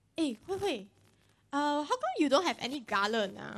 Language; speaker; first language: English; non-native, local second language; Chinese